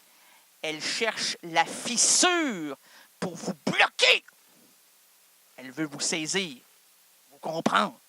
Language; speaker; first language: French; native; French